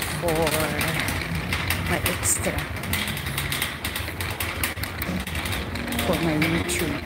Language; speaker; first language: English; non-native, local second language; Filipino